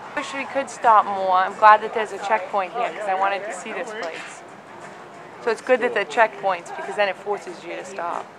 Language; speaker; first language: English; non-native, fluent; German